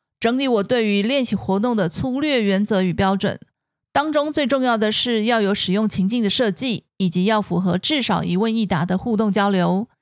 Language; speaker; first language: Chinese; native; Chinese